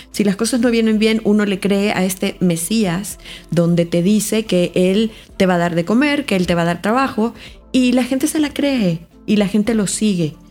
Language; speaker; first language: Spanish; native; Spanish